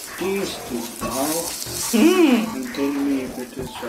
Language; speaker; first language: English; non-native, local second language; Hindi